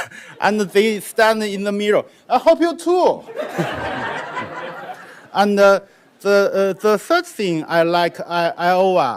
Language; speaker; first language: English; non-native, learner; Chinese